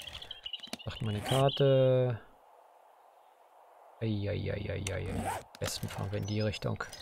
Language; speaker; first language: German; native; German